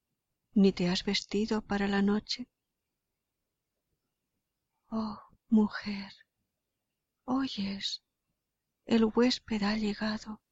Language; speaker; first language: Spanish; native; Spanish